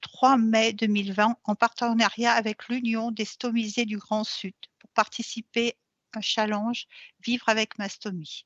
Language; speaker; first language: French; native; French